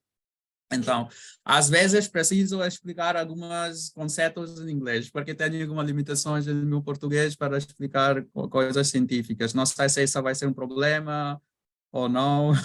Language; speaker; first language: Portuguese; non-native, learner; Bangla